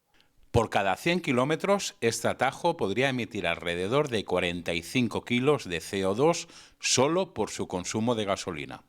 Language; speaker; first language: Spanish; native; Spanish